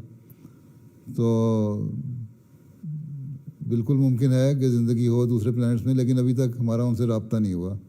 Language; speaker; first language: Urdu; native; Urdu